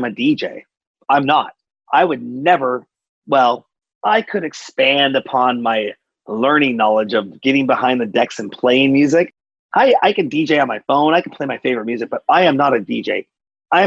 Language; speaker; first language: English; native; English